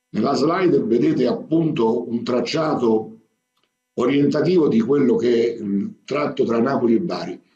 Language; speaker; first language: Italian; native; Italian